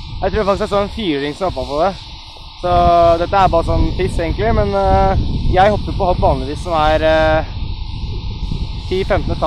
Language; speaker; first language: Norwegian; native; Norwegian